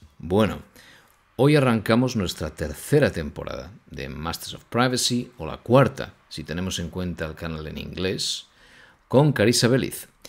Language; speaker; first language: Spanish; native; Spanish